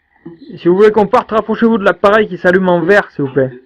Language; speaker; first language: French; native; French